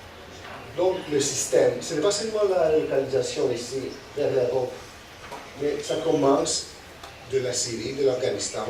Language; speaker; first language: French; non-native, fluent; Greek